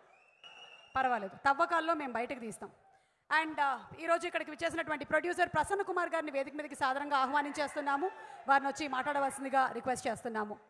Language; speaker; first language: Telugu; native; Telugu